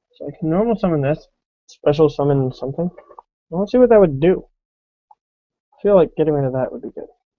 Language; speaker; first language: English; native; English